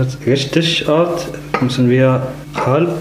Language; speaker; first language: German; non-native, learner; Arabic